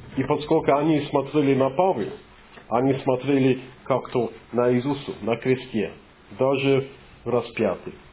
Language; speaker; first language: Russian; non-native, fluent; English